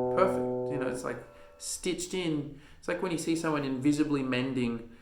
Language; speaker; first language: English; native; English